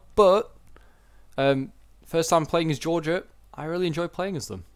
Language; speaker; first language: English; native; English